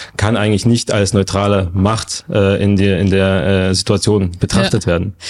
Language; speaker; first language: German; non-native, fluent; Russian